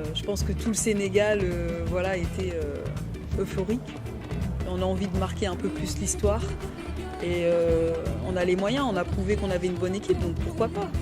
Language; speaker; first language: French; early bilingual, other home language; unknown